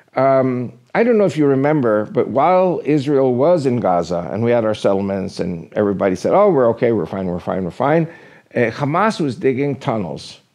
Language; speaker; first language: English; native; English